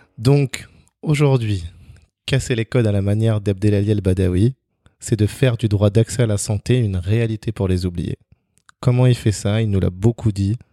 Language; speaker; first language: French; native; French